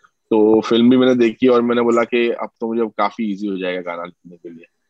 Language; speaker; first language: Hindi; non-native, local second language; Marathi